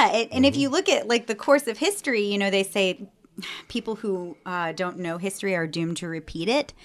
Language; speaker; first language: English; native; English